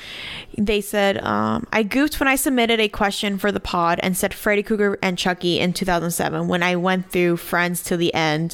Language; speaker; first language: English; native; English